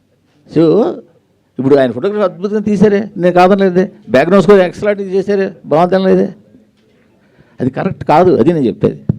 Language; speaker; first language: Telugu; native; Telugu